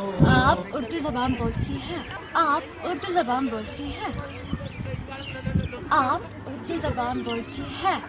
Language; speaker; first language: Hindi; non-native, learner; Arabic